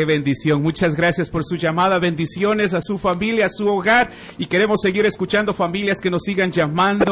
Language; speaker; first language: Spanish; native; Spanish